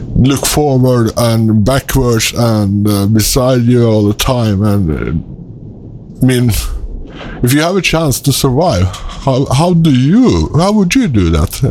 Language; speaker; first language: English; non-native, fluent; Swedish